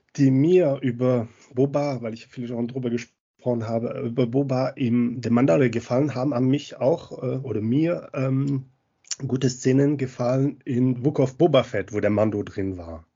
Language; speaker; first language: German; non-native, fluent; French